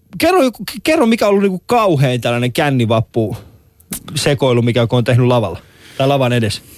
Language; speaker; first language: Finnish; early bilingual, other home language; Persian